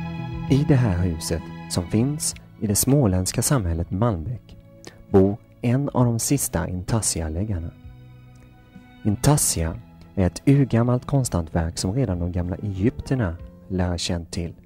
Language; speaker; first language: Swedish; native; Swedish